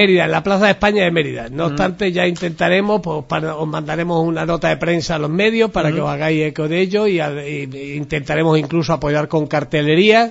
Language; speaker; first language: Spanish; native; Spanish